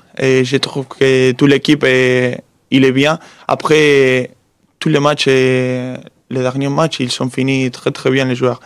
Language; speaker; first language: French; non-native, fluent; Spanish